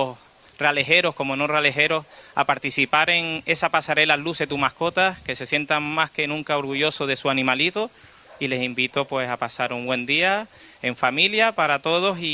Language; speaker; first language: Spanish; native; Spanish